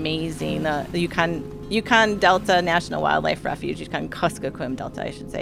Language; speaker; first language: English; native; English